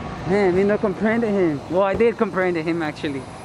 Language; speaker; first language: English; early bilingual, other home language; Spanish